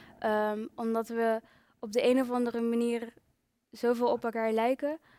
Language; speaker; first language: Dutch; early bilingual, other home language; Kinyarwanda